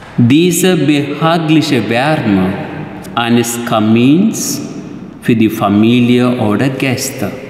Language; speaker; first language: German; non-native, fluent; Telugu